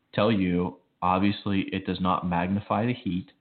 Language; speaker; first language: English; native; English